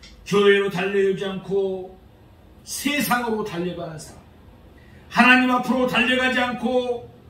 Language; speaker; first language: Korean; native; Korean